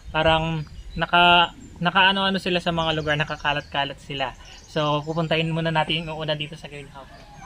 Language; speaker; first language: Filipino; non-native, local second language; Pampanga